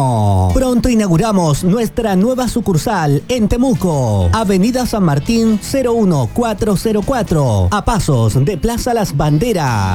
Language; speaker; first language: Spanish; native; Spanish